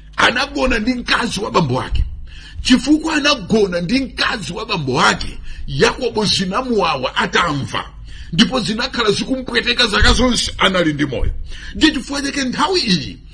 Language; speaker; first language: Nyanja; non-native, local second language; Tumbuka